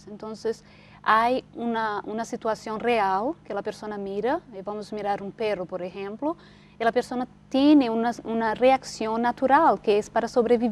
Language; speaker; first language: Spanish; non-native, fluent; Portuguese